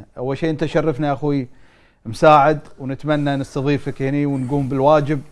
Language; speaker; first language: Arabic; native; Arabic